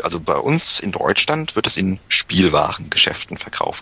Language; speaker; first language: German; native; German